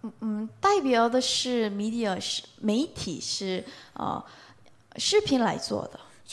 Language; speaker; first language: Chinese; non-native, learner; Korean